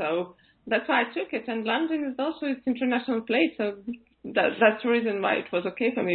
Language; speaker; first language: English; non-native, fluent; Russian